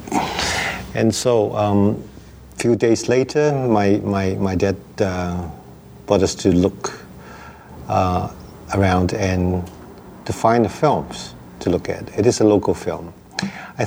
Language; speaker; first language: English; non-native, local second language; Wu Chinese